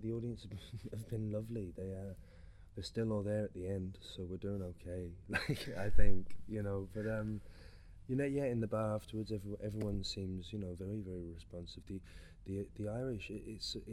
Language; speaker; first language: English; native; English